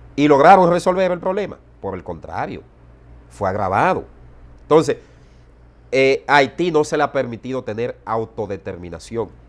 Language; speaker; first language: Spanish; native; Spanish